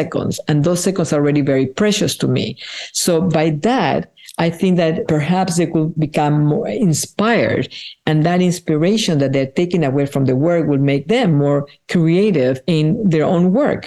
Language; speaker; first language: English; non-native, fluent; Spanish